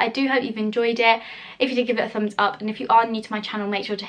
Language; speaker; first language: English; native; English